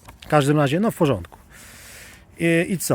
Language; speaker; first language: Polish; native; Polish